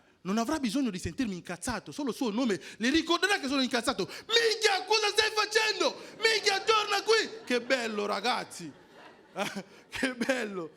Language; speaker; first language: Italian; non-native, fluent; French